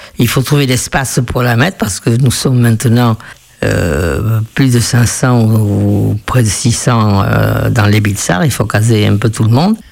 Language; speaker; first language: French; early bilingual, other home language; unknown